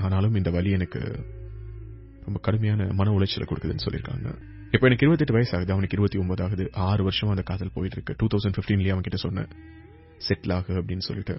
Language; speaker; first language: Tamil; native; Tamil